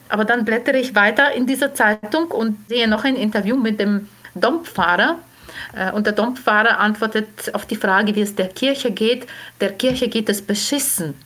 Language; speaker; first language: German; non-native, fluent; Ukrainian